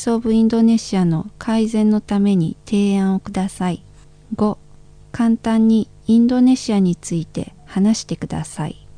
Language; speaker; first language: Japanese; non-native, fluent; Indonesian